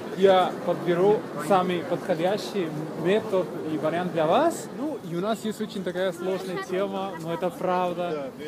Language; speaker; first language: Russian; non-native, fluent; Spanish